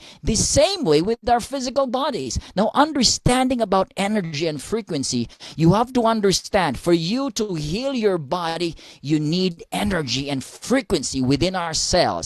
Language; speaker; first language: English; non-native, local second language; Filipino